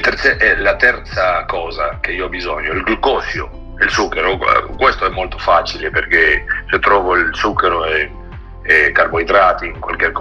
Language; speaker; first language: Italian; non-native, learner; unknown